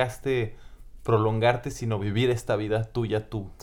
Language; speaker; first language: Spanish; native; Spanish